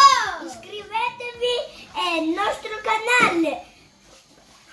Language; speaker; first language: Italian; early bilingual, other home language; Filipino